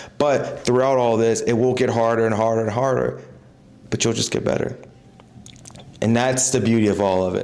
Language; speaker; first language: English; native; English